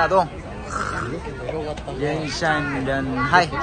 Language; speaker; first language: Chinese; non-native, fluent; Korean